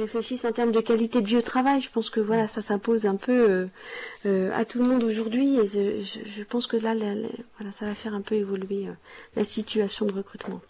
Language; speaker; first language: French; native; French